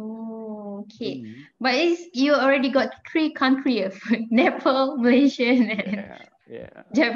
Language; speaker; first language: English; non-native, fluent; Malay